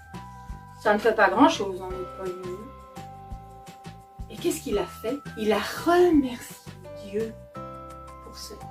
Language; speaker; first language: French; native; French